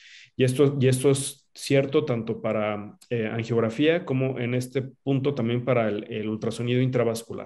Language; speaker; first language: Spanish; native; Spanish